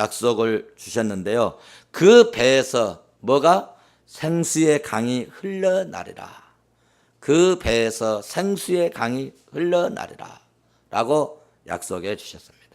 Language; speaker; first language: Korean; native; Korean